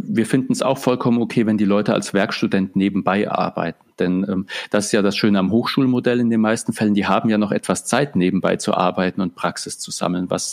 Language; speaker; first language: German; native; German